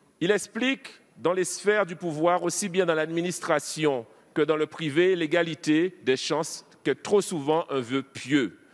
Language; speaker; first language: French; native; French